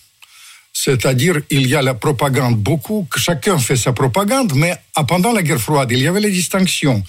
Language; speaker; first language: French; non-native, fluent; Russian